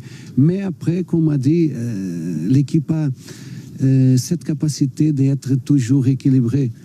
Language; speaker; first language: French; non-native, learner; Portuguese